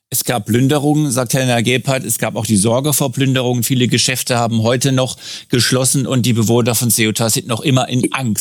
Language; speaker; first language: German; native; German